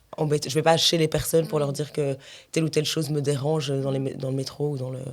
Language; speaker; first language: French; native; French